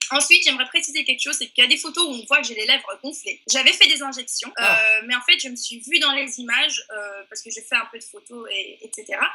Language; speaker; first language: French; early bilingual, other home language; Persian